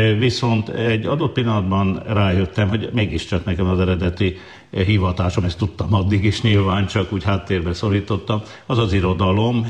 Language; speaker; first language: Hungarian; native; Hungarian